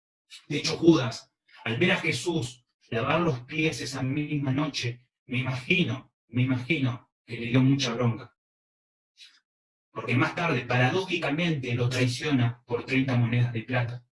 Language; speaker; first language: Spanish; early bilingual, other home language; Korean